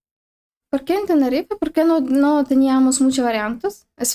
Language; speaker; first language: Spanish; non-native, learner; Ukrainian